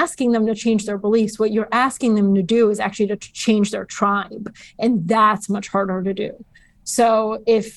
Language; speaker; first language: English; early bilingual, other home language; Bulgarian